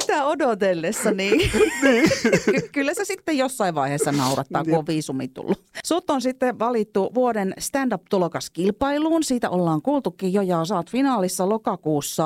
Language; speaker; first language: Finnish; native; Finnish